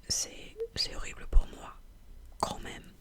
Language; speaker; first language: French; non-native, fluent; German